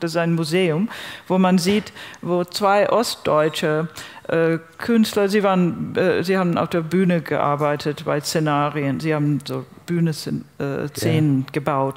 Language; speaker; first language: German; non-native, fluent; English